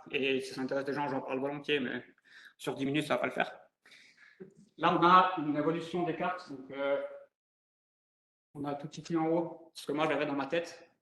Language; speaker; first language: French; native; French